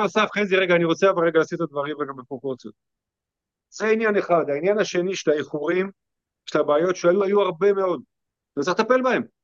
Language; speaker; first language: Hebrew; native; Hebrew